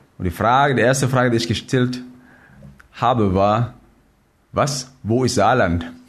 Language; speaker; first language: German; non-native, fluent; Filipino